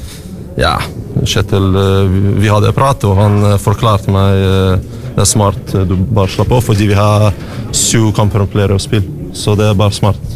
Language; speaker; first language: Norwegian; non-native, fluent; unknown